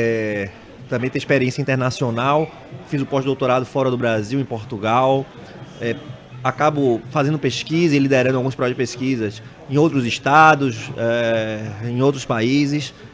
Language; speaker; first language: Portuguese; native; Portuguese